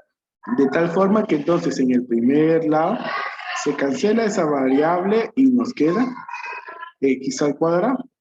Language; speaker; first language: Spanish; native; Spanish